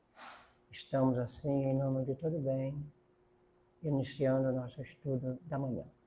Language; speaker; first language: Portuguese; native; Portuguese